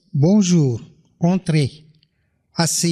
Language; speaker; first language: French; non-native, fluent; Tamil